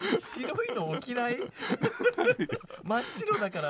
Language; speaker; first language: Japanese; native; Japanese